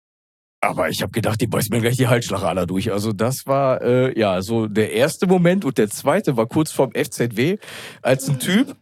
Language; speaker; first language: German; native; German